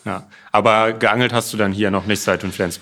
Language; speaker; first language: German; native; German